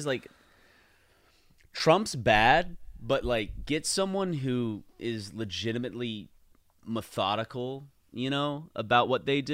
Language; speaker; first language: English; native; English